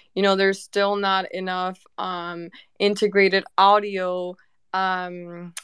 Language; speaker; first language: English; early bilingual, other home language; Spanish